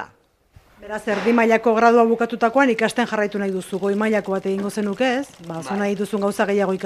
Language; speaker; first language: Basque; native; Basque